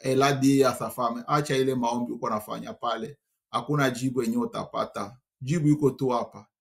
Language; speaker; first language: French; non-native, local second language; Swahili